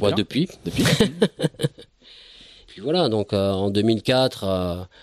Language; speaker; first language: French; native; French